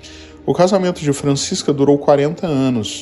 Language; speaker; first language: Portuguese; native; Portuguese